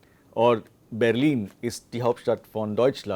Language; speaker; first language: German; non-native, fluent; Marathi